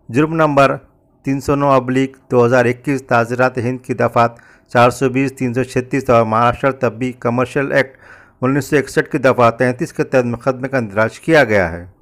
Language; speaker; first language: Urdu; native; Urdu